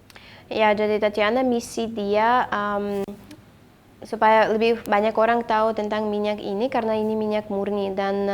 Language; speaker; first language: Indonesian; non-native, fluent; Russian